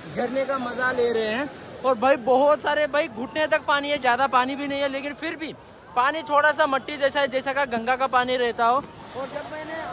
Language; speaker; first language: Hindi; non-native, local second language; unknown